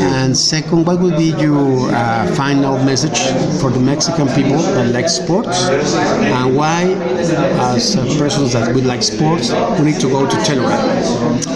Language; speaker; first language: English; non-native, fluent; Spanish